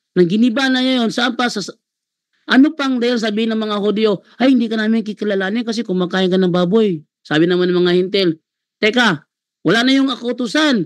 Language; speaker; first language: Filipino; non-native, local second language; Cebuano